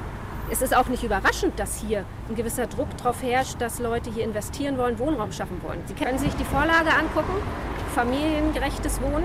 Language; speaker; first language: German; native; German